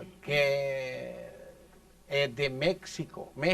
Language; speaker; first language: Spanish; non-native, learner; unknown